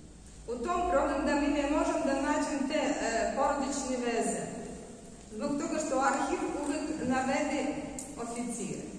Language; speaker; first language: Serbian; non-native, fluent; Russian